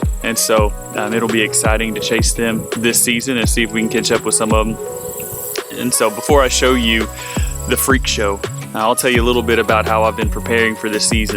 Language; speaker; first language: English; native; English